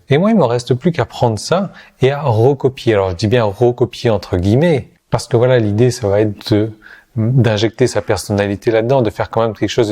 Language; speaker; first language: French; native; French